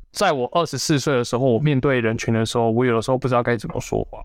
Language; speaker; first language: Chinese; native; Chinese